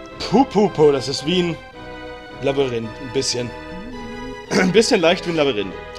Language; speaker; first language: German; native; German